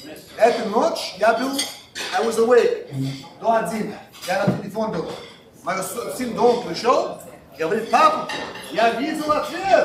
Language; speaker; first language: Russian; non-native, local second language; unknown